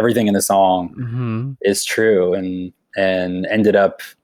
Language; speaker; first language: English; native; English